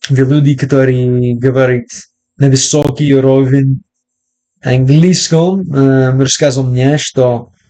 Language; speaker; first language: Russian; non-native, learner; English